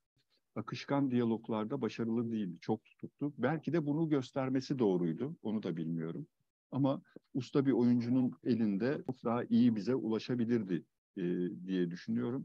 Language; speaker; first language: Turkish; native; Turkish